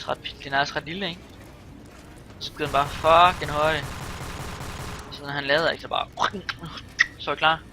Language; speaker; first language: Danish; native; Danish